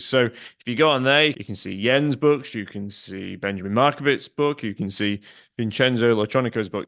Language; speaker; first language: English; native; English